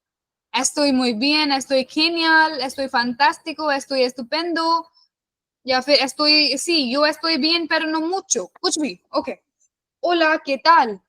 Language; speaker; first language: Spanish; non-native, fluent; Hindi